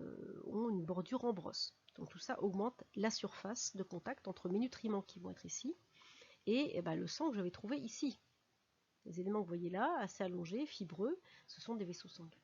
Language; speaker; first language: French; native; French